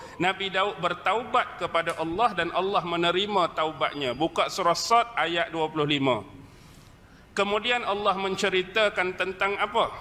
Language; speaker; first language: Malay; native; Malay